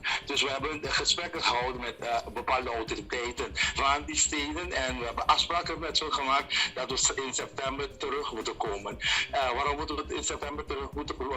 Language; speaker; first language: Dutch; non-native, local second language; Papiamento